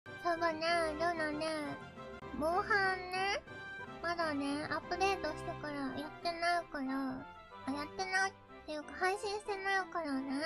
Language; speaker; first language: Japanese; native; Japanese